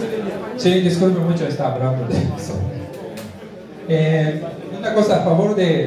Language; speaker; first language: Spanish; non-native, learner; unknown